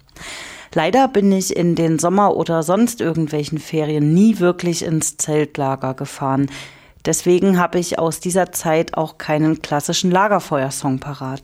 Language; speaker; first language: German; native; German